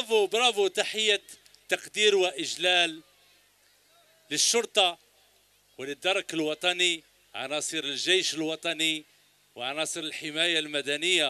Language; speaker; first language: Arabic; native; Arabic